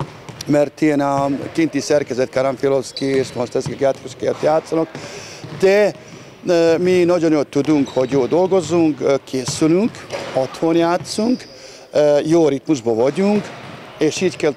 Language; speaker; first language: Hungarian; non-native, learner; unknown